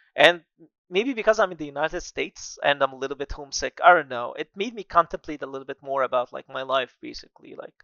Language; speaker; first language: English; non-native, fluent; Arabic